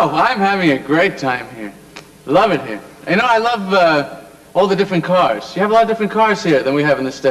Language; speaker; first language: English; native; English